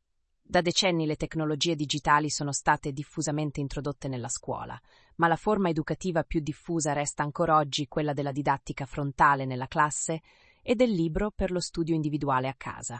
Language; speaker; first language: Italian; native; Italian